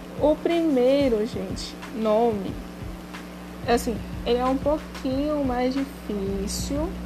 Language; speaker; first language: Portuguese; native; Portuguese